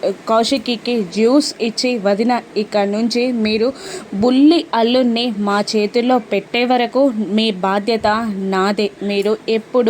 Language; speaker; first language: Telugu; native; Telugu